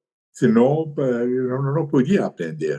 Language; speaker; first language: Portuguese; non-native, learner; Persian